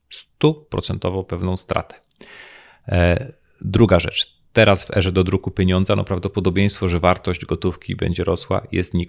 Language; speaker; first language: Polish; native; Polish